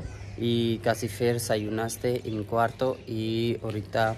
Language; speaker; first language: Spanish; non-native, learner; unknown